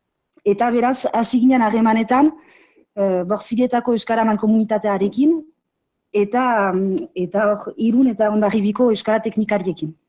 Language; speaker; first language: Basque; native; Basque